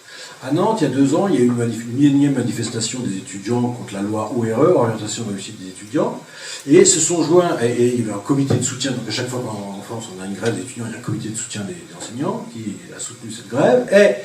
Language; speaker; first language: French; native; French